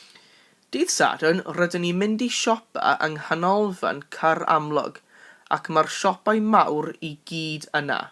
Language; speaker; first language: Welsh; non-native, local second language; English